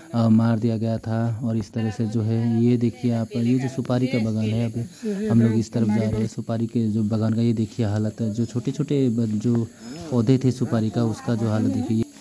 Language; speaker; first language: Hindi; non-native, local second language; Nepali